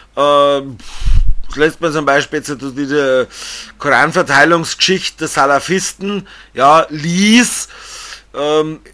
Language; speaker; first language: German; native; German